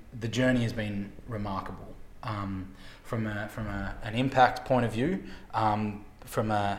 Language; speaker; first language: English; native; English